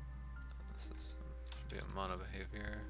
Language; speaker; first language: English; native; English